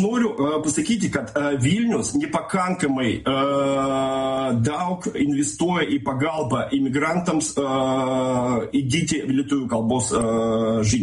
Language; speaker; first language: Lithuanian; non-native, local second language; Russian